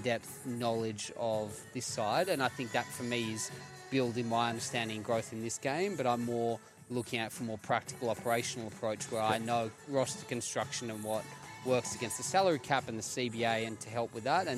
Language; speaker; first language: English; native; English